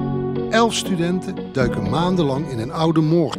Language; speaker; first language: Dutch; native; Dutch